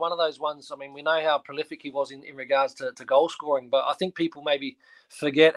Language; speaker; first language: English; native; English